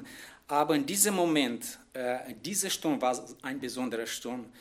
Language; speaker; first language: German; non-native, fluent; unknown